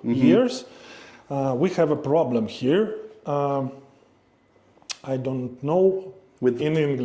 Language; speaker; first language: English; non-native, learner; Russian